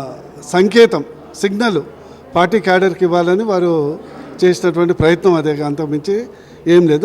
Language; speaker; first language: Telugu; native; Telugu